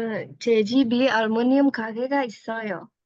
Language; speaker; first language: Korean; non-native, learner; Indonesian